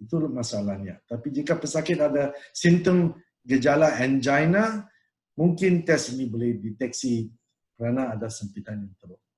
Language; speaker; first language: Malay; non-native, local second language; Tamil